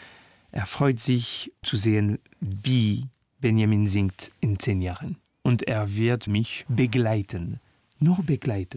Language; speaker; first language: German; non-native, learner; French